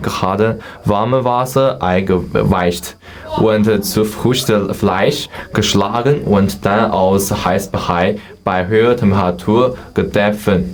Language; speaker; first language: German; non-native, learner; Chinese